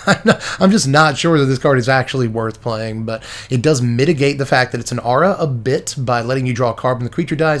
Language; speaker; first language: English; native; English